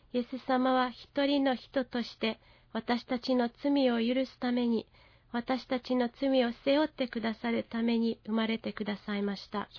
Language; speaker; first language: Japanese; non-native, fluent; Hungarian